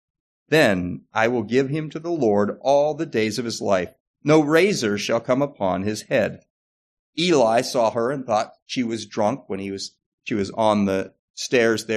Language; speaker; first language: English; native; English